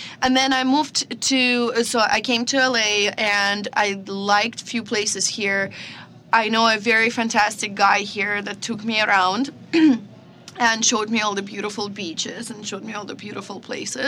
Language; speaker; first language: English; non-native, fluent; Russian